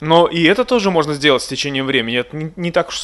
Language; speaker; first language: Russian; native; Russian